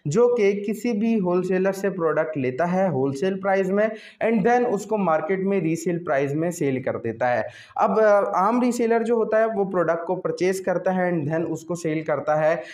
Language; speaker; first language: Urdu; native; Urdu